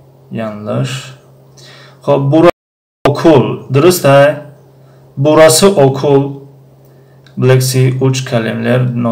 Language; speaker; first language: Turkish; non-native, fluent; Tajik